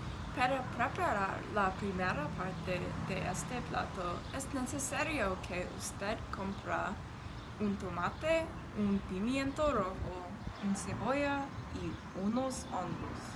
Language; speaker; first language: Spanish; non-native, learner; English